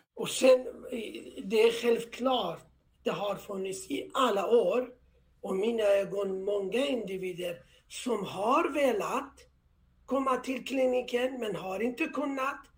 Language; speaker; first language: Swedish; non-native, fluent; Persian